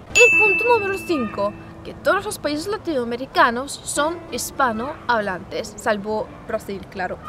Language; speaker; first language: Spanish; non-native, fluent; Russian